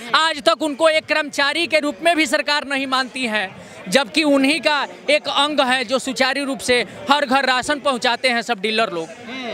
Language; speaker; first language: Hindi; native; Hindi